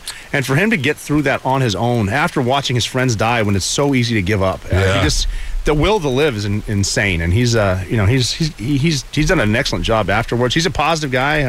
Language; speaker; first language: English; native; English